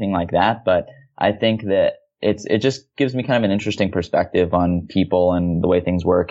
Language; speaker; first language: English; native; English